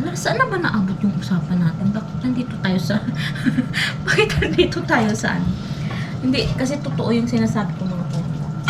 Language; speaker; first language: Filipino; non-native, local second language; Hiligaynon